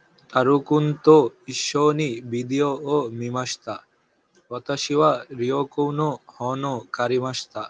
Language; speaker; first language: Japanese; non-native, learner; Bangla